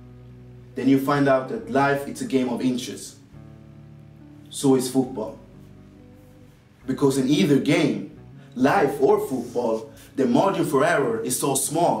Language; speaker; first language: English; non-native, fluent; Swedish